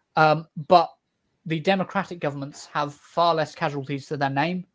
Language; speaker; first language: English; native; English